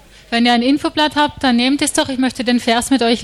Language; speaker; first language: German; native; German